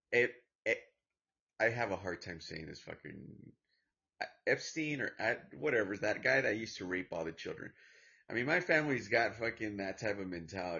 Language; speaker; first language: English; early bilingual, other home language; Spanish